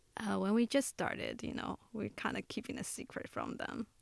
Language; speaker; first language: English; non-native, fluent; Chinese